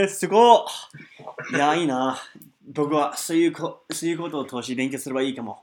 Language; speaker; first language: Japanese; non-native, fluent; English